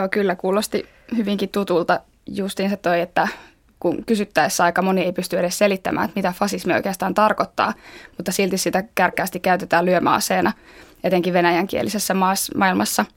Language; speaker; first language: Finnish; native; Finnish